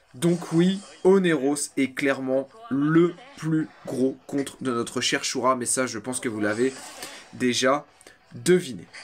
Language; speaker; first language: French; native; French